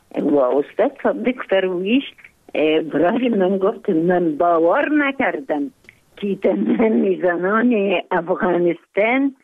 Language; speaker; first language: Persian; non-native, fluent; Arabic